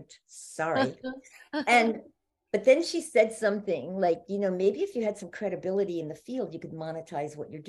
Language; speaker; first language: English; native; English